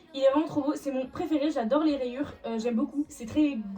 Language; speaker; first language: French; native; French